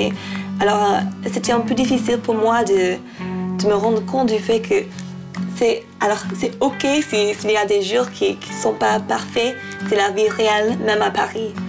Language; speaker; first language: French; non-native, learner; English